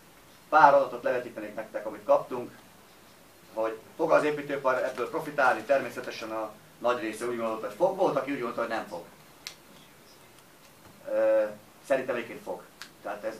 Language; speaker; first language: Hungarian; native; Hungarian